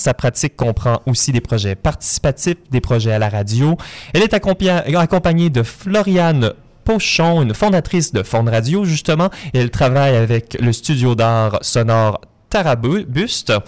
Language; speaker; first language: French; native; French